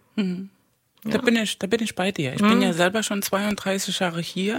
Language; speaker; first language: German; early bilingual, other home language; Spanish